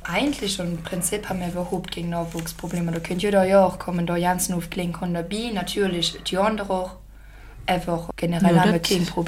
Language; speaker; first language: German; native; German